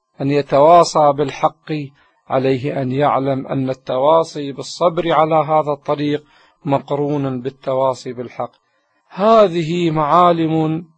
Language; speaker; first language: Arabic; native; Arabic